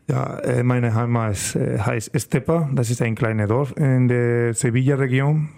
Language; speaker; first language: German; non-native, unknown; Spanish